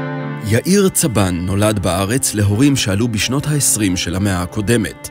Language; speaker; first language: Hebrew; native; Hebrew